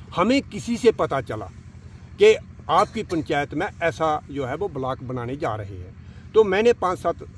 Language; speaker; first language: Hindi; native; Hindi